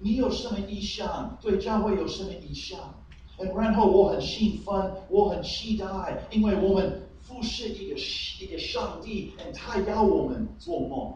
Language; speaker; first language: Chinese; non-native, fluent; English